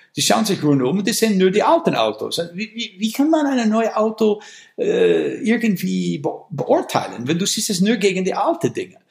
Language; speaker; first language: German; non-native, fluent; English